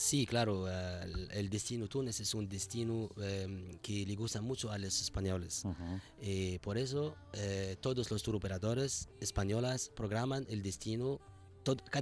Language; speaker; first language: Spanish; non-native, fluent; Arabic